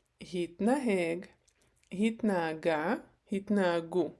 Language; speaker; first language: Hebrew; non-native, fluent; Ukrainian